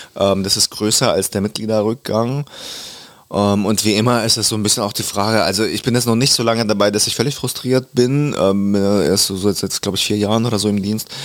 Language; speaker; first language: German; early bilingual, other home language; Russian